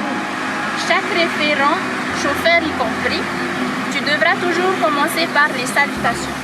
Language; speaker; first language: French; native; French